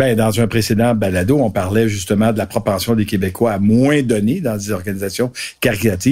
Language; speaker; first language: French; native; French